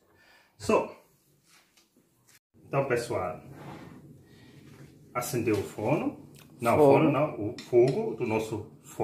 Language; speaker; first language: Portuguese; non-native, fluent; German